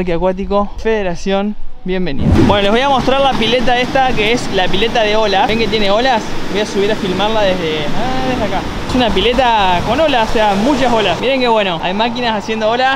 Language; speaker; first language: Spanish; native; Spanish